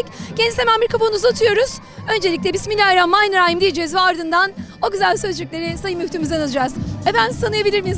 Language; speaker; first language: Turkish; native; Turkish